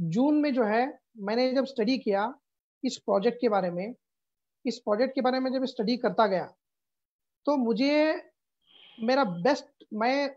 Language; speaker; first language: Hindi; non-native, local second language; Urdu